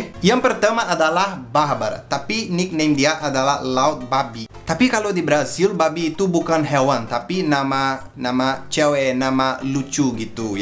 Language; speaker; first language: Indonesian; non-native, fluent; Portuguese